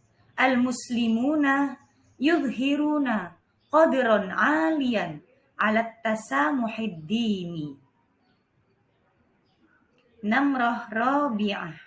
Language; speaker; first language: Arabic; non-native, fluent; Indonesian